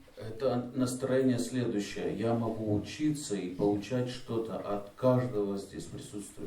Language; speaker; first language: Russian; native; Russian